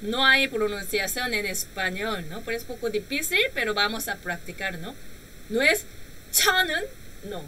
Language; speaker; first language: Spanish; non-native, learner; Korean